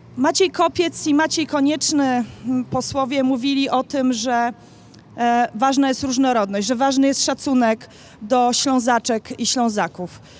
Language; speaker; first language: Polish; native; Polish